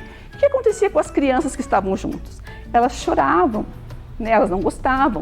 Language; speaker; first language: Portuguese; native; Portuguese